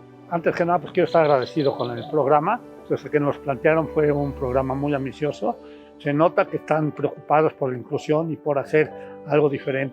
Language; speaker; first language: Spanish; native; Spanish